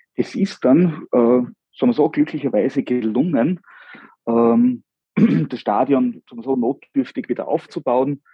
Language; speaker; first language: German; native; German